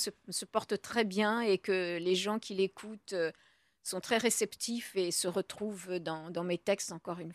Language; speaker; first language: French; native; French